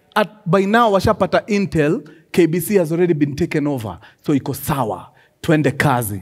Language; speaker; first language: English; non-native, local second language; Swahili